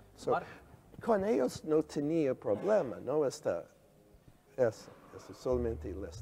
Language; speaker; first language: Spanish; non-native, learner; English